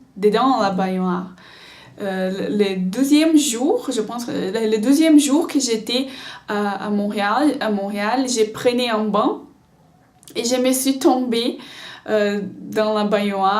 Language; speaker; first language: French; non-native, learner; Portuguese